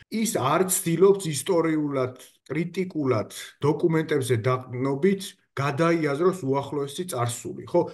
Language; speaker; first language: Georgian; native; Georgian